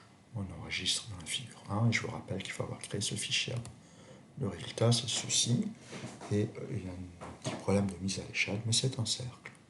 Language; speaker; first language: French; native; French